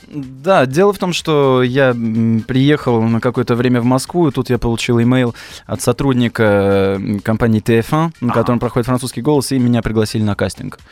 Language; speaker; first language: Russian; early bilingual, heritage; French